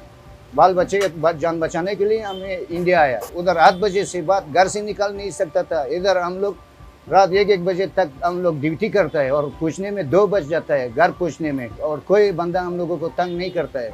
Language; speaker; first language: Hindi; non-native, learner; Persian